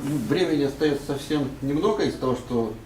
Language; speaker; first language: Russian; native; Russian